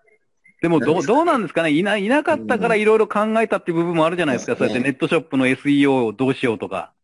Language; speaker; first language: Japanese; native; Japanese